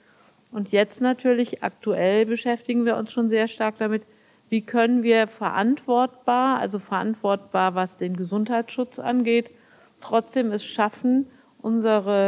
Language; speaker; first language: German; native; German